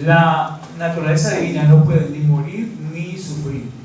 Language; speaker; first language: Spanish; native; Spanish